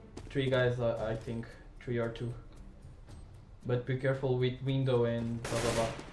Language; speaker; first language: English; non-native, learner; Portuguese